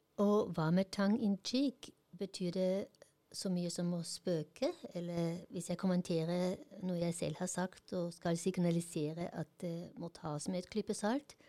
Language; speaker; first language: Norwegian; non-native, fluent; German